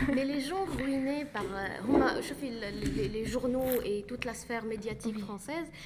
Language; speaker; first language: French; non-native, local second language; Arabic